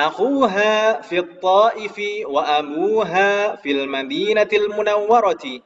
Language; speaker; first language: Arabic; non-native, fluent; Indonesian